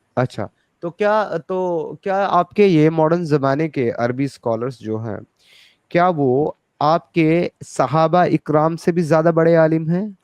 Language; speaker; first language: Urdu; native; Urdu